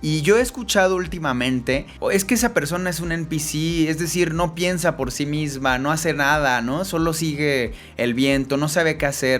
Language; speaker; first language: Spanish; native; Spanish